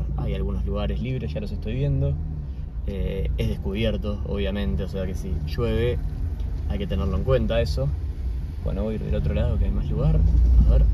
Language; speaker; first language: Spanish; native; Spanish